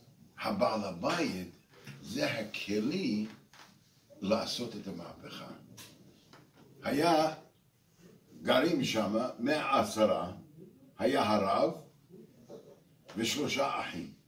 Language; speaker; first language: Hebrew; non-native, fluent; English